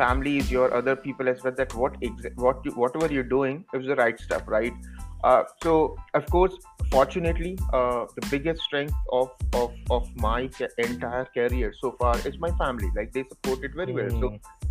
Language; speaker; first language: English; non-native, local second language; Hindi